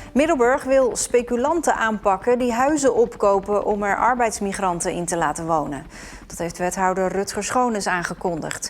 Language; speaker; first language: Dutch; native; Dutch